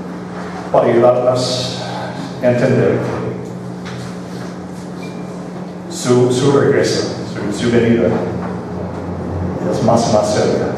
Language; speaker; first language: Spanish; non-native, fluent; English